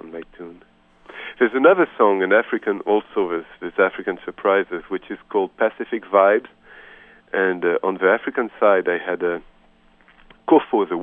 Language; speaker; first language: English; non-native, fluent; French